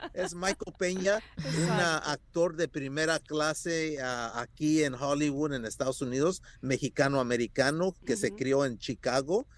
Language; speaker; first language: Spanish; early bilingual, heritage; Spanish